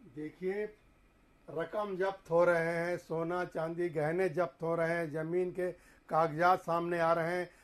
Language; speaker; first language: Hindi; native; Hindi